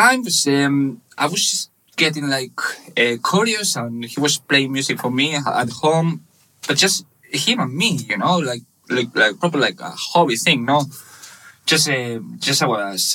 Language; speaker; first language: English; non-native, fluent; Spanish